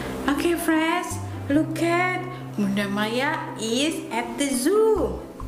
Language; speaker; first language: English; non-native, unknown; Indonesian